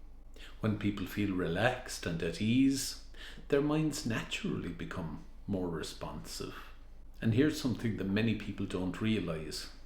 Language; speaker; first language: English; native; English